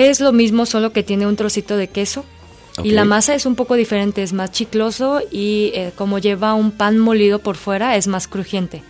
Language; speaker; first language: Spanish; non-native, fluent; Korean